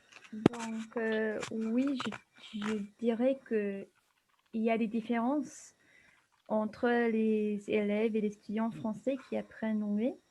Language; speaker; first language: French; non-native, fluent; English